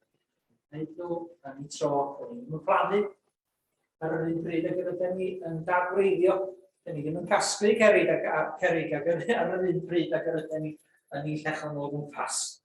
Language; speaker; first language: Welsh; native; Welsh